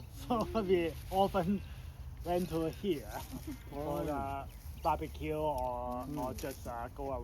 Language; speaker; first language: English; non-native, learner; Cantonese